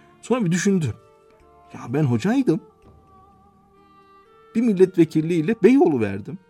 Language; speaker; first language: Turkish; native; Turkish